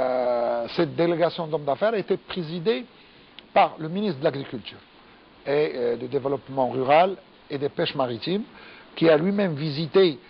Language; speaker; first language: French; non-native, local second language; Arabic